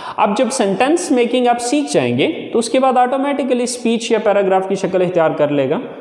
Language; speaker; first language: Urdu; native; Urdu